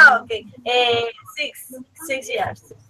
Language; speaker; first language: English; non-native, learner; Spanish